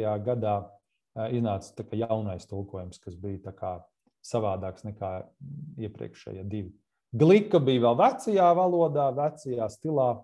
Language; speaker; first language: Latvian; native; Latvian